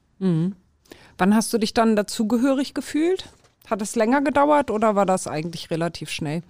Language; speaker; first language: German; native; German